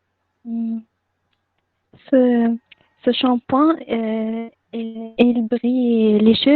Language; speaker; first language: French; non-native, learner; Arabic